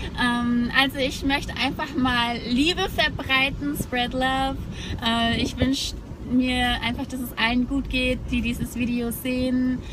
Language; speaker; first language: German; early bilingual, heritage; German